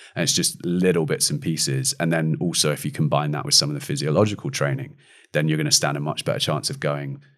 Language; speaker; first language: English; native; English